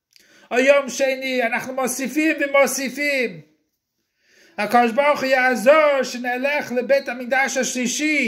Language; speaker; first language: Hebrew; non-native, fluent; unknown